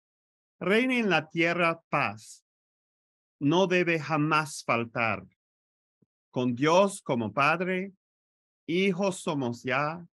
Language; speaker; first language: Spanish; non-native, fluent; French